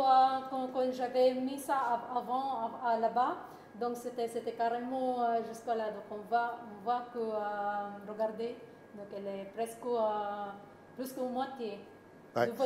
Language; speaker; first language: French; non-native, learner; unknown